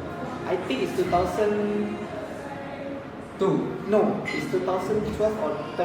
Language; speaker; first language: English; non-native, fluent; Indonesian